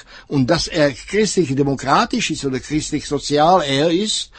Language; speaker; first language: German; non-native, fluent; Czech